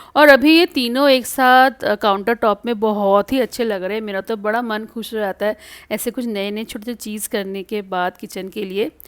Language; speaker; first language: Hindi; non-native, local second language; Bangla